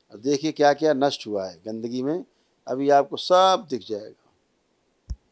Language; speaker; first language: Hindi; native; Hindi